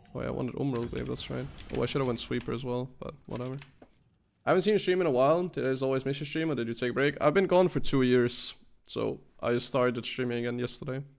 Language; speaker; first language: English; non-native, fluent; Danish